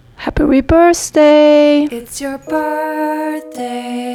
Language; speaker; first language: English; non-native, fluent; Swedish